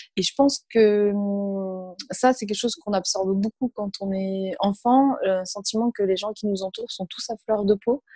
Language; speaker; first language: French; early bilingual, other home language; Arabic